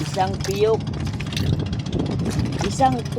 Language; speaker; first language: Filipino; non-native, local second language; Cebuano